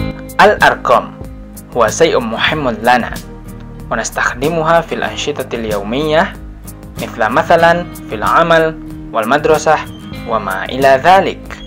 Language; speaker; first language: Arabic; non-native, learner; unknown